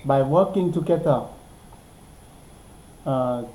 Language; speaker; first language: English; non-native, learner; Thai